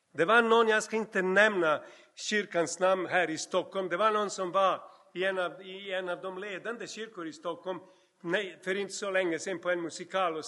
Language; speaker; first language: Swedish; non-native, fluent; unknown